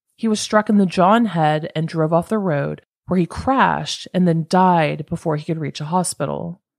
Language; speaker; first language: English; native; English